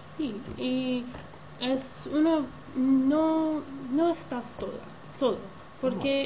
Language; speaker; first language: Spanish; non-native, learner; English